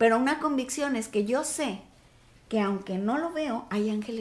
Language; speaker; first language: Spanish; native; Spanish